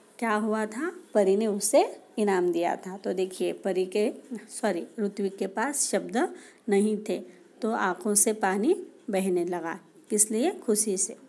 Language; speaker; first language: Hindi; non-native, local second language; Marathi